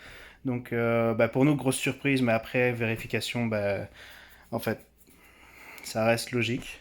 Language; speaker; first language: French; native; French